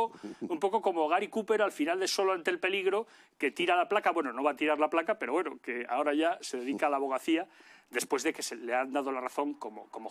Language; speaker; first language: Spanish; native; Spanish